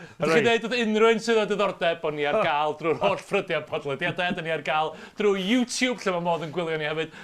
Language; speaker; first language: Welsh; native; Welsh